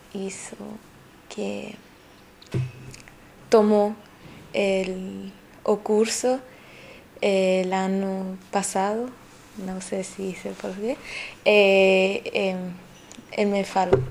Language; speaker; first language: Portuguese; non-native, learner; Spanish